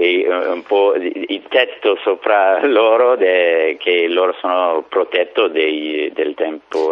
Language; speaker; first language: Italian; non-native, fluent; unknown